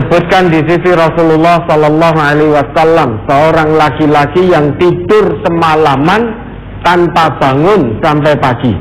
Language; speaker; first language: Indonesian; non-native, local second language; Javanese